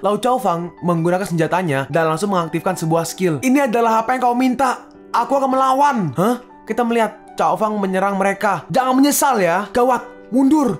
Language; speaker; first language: Indonesian; native; Indonesian